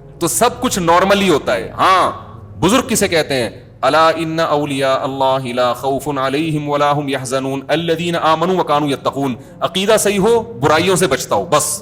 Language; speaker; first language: Urdu; native; Urdu